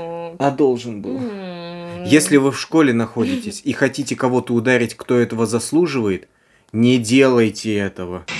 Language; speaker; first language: Russian; native; Russian